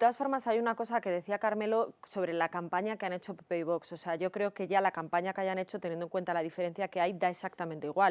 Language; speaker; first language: Spanish; native; Spanish